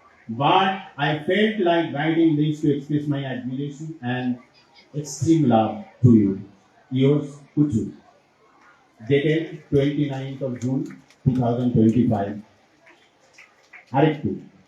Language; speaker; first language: English; non-native, local second language; Bangla